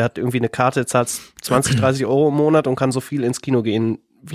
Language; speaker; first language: German; native; German